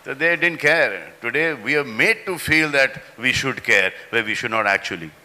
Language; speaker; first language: English; non-native, local second language; Hindi